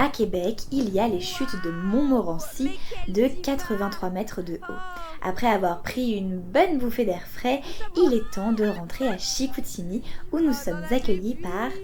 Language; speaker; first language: French; native; French